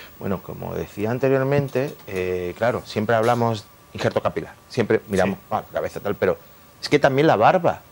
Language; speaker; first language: Spanish; native; Spanish